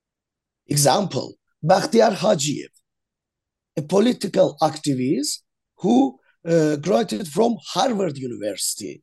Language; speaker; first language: English; non-native, learner; Azerbaijani